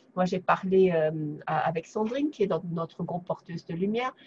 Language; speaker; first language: French; non-native, fluent; German